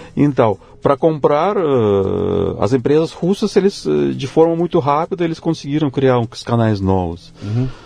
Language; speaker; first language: Portuguese; non-native, fluent; Russian